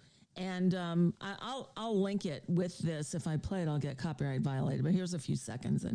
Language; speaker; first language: English; native; English